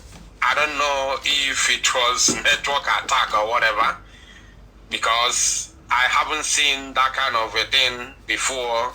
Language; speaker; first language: English; non-native, local second language; Igbo